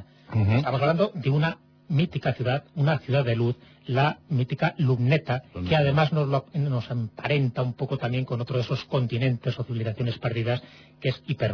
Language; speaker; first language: Spanish; native; Spanish